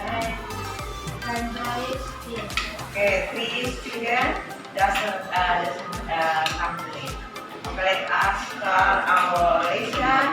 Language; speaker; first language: English; non-native, fluent; Indonesian